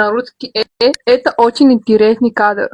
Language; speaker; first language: Russian; non-native, learner; Bulgarian